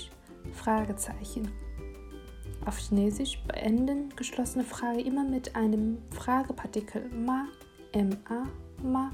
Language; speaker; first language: German; non-native, fluent; Chinese